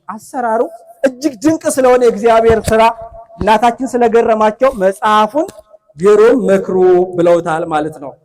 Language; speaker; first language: Amharic; native; Amharic